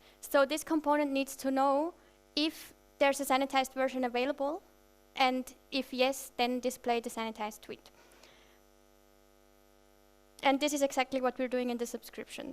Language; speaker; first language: English; non-native, fluent; German